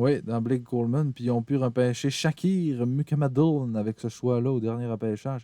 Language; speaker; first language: French; native; French